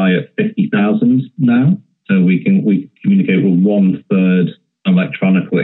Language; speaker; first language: English; native; English